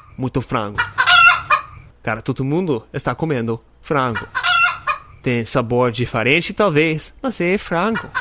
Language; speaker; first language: Portuguese; non-native, fluent; English